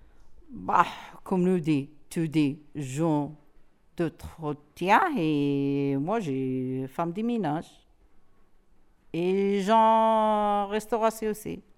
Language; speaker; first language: French; non-native, learner; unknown